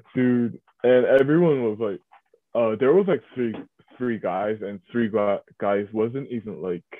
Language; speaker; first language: English; early bilingual, other home language; Korean